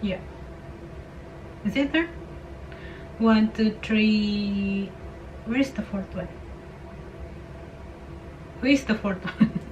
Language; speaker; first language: English; non-native, fluent; Indonesian